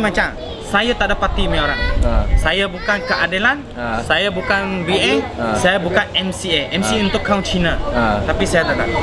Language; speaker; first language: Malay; non-native, local second language; Cantonese